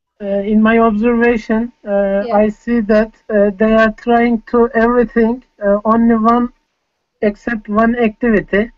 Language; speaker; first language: English; non-native, fluent; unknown